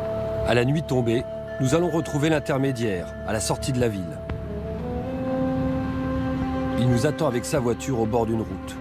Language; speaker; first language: French; native; French